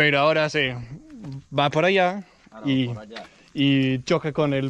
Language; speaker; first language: Spanish; non-native, learner; Danish